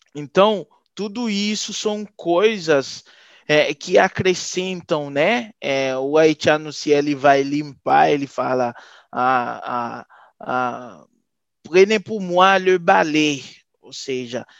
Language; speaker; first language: Portuguese; non-native, fluent; Haitian Creole